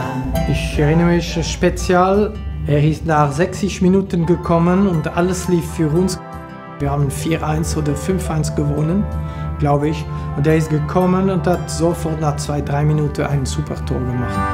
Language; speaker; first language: German; non-native, fluent; French